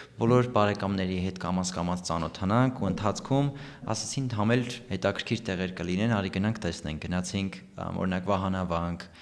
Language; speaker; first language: Armenian; early bilingual, heritage; Armenian